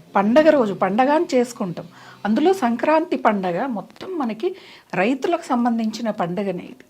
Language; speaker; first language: Telugu; native; Telugu